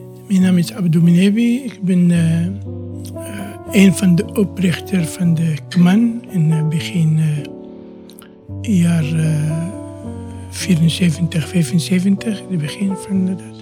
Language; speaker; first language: Dutch; non-native, learner; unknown